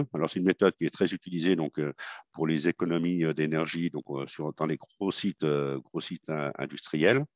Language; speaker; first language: French; native; French